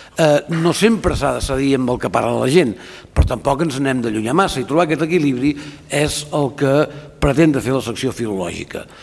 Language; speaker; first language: Catalan; native; Catalan